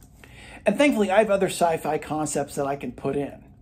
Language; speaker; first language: English; native; English